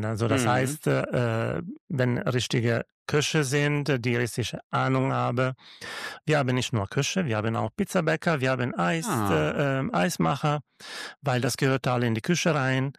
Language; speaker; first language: German; non-native, learner; Italian